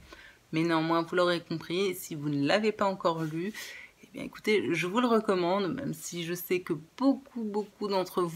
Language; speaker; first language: French; native; French